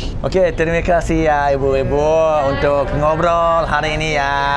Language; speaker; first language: Indonesian; non-native, fluent; English